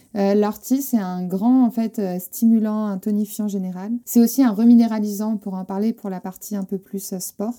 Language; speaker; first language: French; non-native, fluent; Spanish